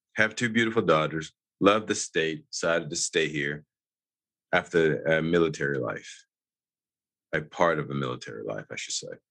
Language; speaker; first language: English; native; English